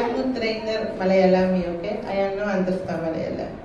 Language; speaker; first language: English; non-native, learner; Spanish